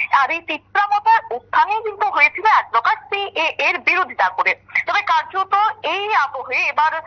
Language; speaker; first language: Bangla; native; Bangla